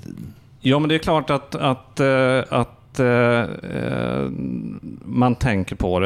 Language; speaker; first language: Swedish; native; Swedish